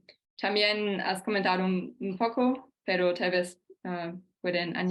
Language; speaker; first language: Spanish; non-native, fluent; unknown